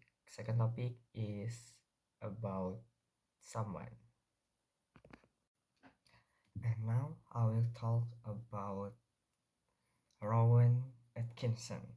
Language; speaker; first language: English; non-native, learner; Indonesian